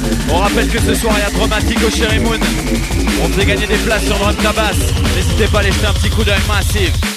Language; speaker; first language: French; native; French